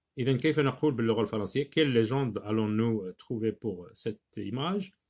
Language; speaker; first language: French; non-native, local second language; Arabic